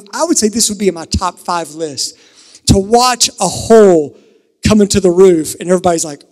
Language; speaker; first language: English; native; English